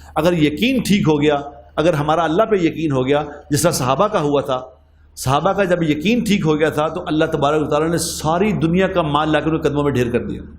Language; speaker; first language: Urdu; non-native, local second language; Punjabi